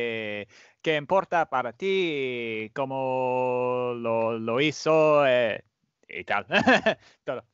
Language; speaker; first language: Spanish; non-native, fluent; English